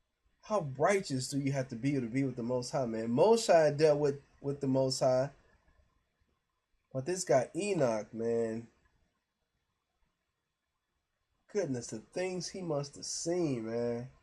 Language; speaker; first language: English; native; English